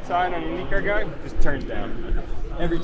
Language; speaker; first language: English; native; English